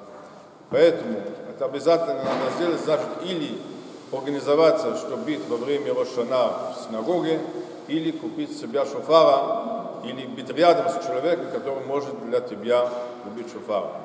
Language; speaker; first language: Russian; non-native, fluent; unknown